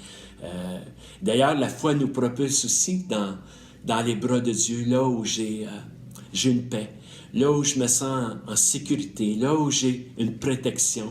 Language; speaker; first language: French; native; French